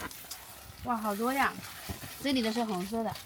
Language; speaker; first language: Chinese; native; Chinese